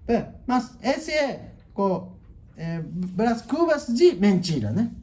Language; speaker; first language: Portuguese; non-native, learner; Japanese